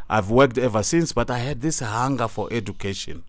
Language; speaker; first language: English; non-native, local second language; Tsonga